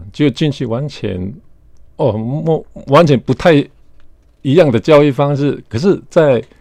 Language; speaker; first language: Chinese; native; Chinese